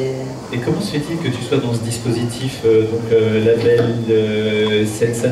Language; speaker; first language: French; native; French